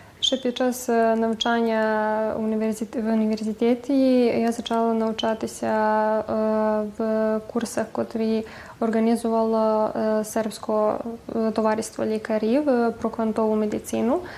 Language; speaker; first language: Ukrainian; early bilingual, heritage; Ukrainian